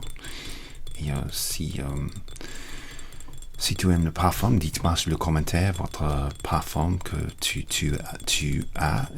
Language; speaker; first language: French; non-native, learner; English